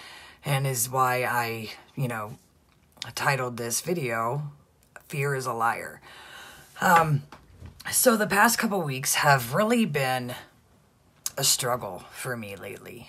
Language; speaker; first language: English; native; English